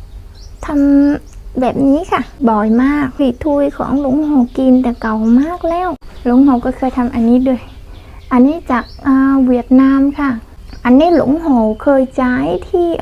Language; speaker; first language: Thai; non-native, learner; Vietnamese